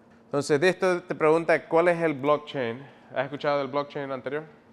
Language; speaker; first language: Spanish; early bilingual, heritage; Spanish